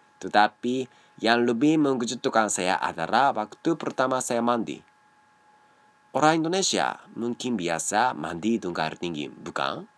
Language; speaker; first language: Indonesian; non-native, learner; Japanese